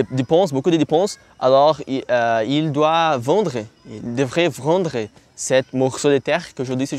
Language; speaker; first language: French; non-native, learner; Portuguese